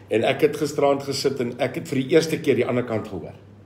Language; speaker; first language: Afrikaans; non-native, local second language; English